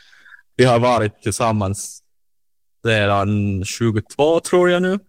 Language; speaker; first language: Swedish; non-native, learner; Finnish